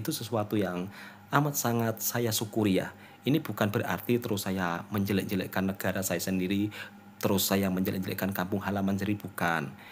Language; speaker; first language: Indonesian; native; Indonesian